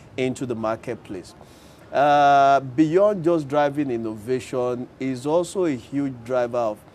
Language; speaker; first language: English; non-native, local second language; Yoruba